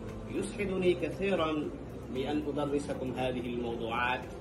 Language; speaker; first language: Arabic; non-native, fluent; Urdu